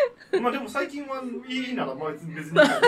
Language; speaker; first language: Japanese; native; Japanese